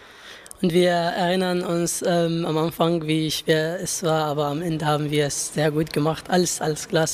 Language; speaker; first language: German; non-native, learner; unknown